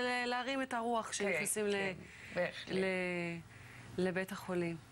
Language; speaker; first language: Hebrew; native; Hebrew